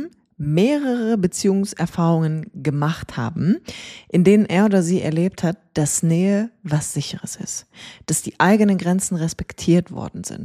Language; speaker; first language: German; native; German